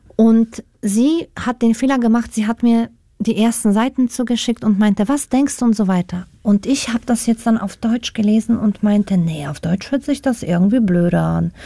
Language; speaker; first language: German; non-native, fluent; Polish